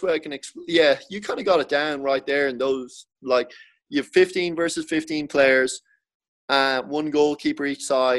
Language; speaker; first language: English; native; English